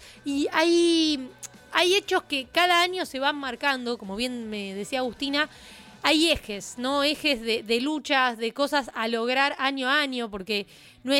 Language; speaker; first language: Spanish; native; Spanish